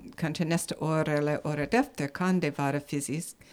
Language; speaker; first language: Swedish; non-native, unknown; English